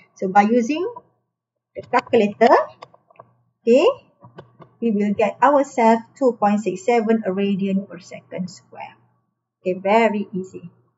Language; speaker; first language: English; non-native, local second language; Malay